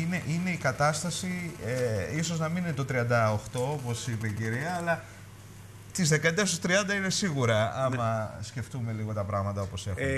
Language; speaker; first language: Greek; native; Greek